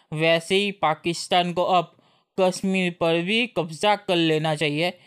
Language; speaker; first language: Hindi; native; Hindi